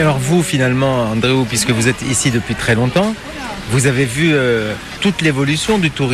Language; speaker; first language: French; native; French